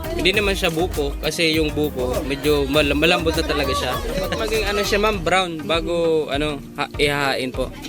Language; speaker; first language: Filipino; non-native, local second language; Bikol